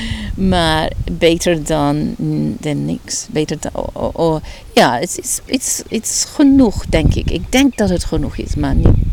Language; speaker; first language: Dutch; early bilingual, heritage; Dutch